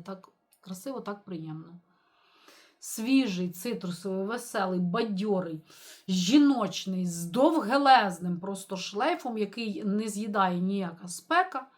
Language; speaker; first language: Ukrainian; native; Ukrainian